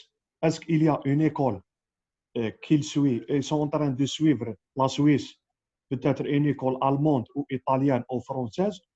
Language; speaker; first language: French; non-native, local second language; Arabic